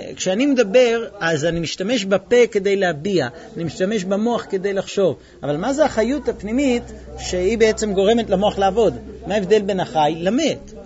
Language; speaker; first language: Hebrew; non-native, fluent; English